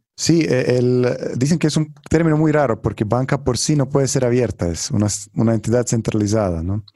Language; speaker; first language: Spanish; non-native, fluent; Croatian